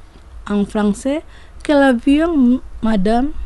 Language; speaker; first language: French; non-native, fluent; Indonesian